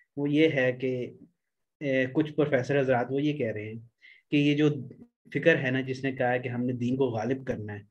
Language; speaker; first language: Urdu; native; Urdu